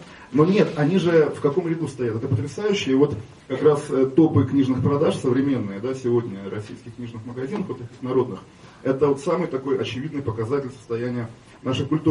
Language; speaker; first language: Russian; native; Russian